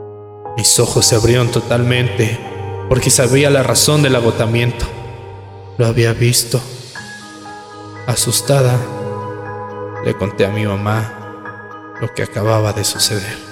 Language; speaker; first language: Spanish; native; Spanish